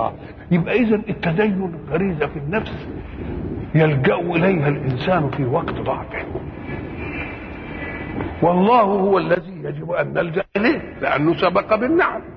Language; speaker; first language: Arabic; native; Arabic